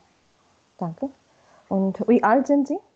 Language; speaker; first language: German; non-native, learner; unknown